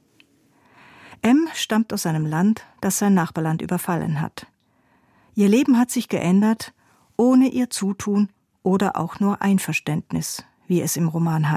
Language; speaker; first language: German; native; German